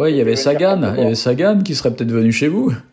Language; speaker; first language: French; native; French